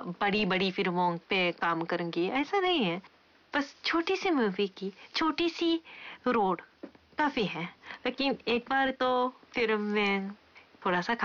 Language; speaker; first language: Hindi; non-native, fluent; Japanese